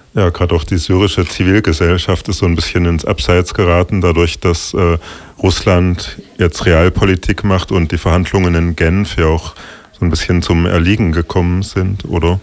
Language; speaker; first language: German; native; German